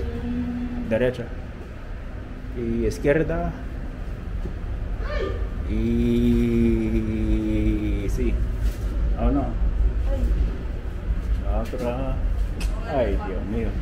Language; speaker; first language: Spanish; non-native, learner; English